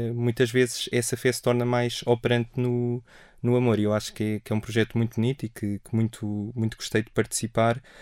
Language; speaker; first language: Portuguese; native; Portuguese